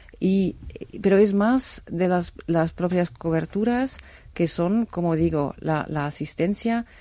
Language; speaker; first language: Spanish; non-native, fluent; German